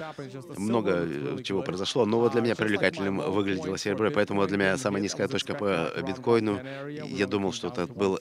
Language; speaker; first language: Russian; native; Russian